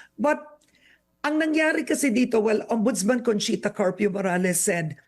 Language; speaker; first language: English; non-native, local second language; Filipino